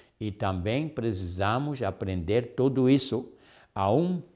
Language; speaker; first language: Portuguese; non-native, fluent; Spanish